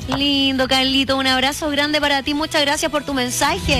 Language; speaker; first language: Spanish; native; Spanish